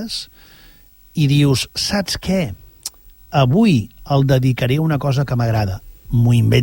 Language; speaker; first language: Catalan; native; Catalan